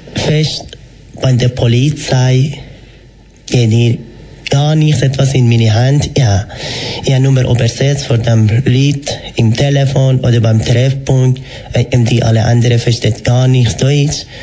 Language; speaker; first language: German; non-native, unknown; Persian